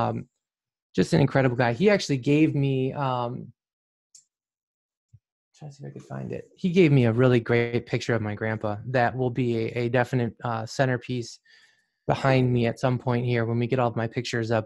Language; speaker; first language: English; native; English